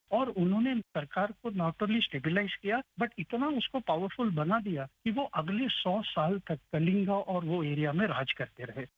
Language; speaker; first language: Hindi; non-native, local second language; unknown